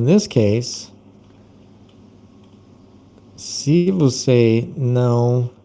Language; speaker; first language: Portuguese; non-native, fluent; English